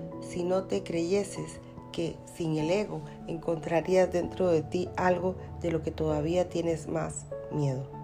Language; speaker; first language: Spanish; native; Spanish